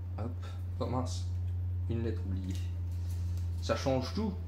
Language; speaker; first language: French; native; French